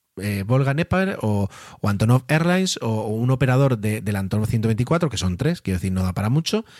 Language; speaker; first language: Spanish; native; Spanish